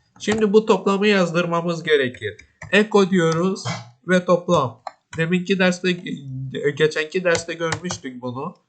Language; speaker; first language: Turkish; native; Turkish